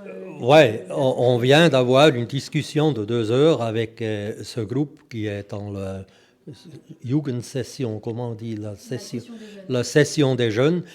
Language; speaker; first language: French; non-native, local second language; German